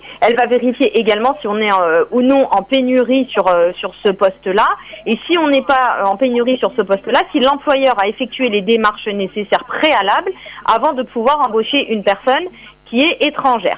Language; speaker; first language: French; native; French